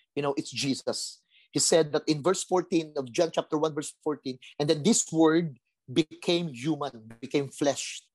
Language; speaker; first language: English; non-native, local second language; Filipino